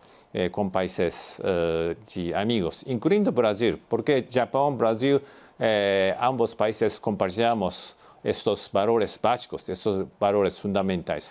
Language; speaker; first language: Portuguese; non-native, fluent; Japanese